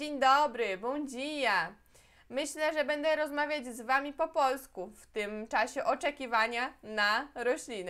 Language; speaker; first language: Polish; non-native, fluent; Portuguese